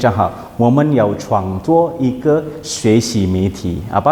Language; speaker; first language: Chinese; non-native, fluent; Indonesian